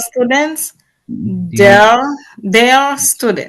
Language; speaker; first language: English; non-native, learner; Haitian Creole